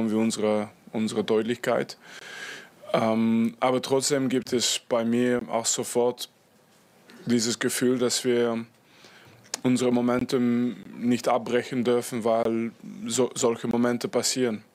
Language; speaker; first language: German; non-native, fluent; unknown